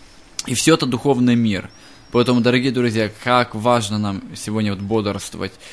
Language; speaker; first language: Russian; native; Russian